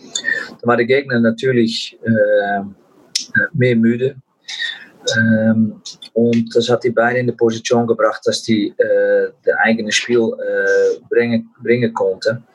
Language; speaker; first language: German; non-native, fluent; Dutch